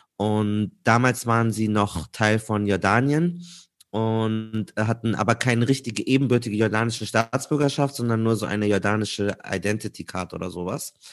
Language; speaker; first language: German; native; German